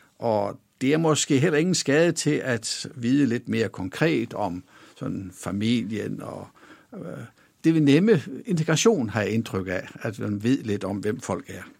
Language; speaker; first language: Danish; native; Danish